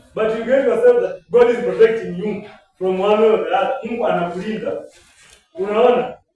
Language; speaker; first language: English; non-native, local second language; Luyia